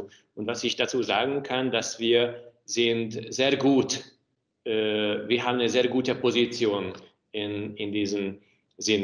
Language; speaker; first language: German; non-native, fluent; Hungarian